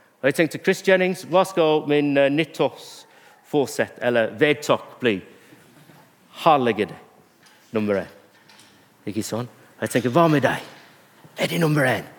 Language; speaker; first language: Norwegian; non-native, fluent; English